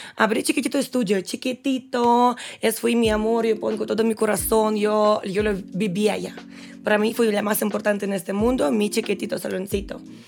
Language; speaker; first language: Spanish; non-native, fluent; Russian